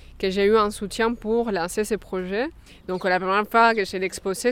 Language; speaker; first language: French; non-native, fluent; Spanish